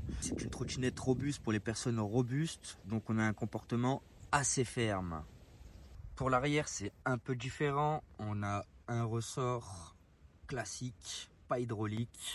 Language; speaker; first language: French; native; French